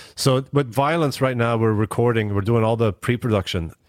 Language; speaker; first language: English; non-native, fluent; Dutch